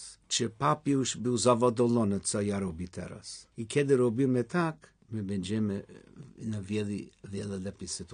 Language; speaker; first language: Polish; non-native, learner; English